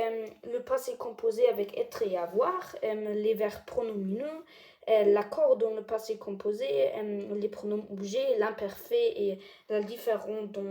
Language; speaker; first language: French; non-native, learner; German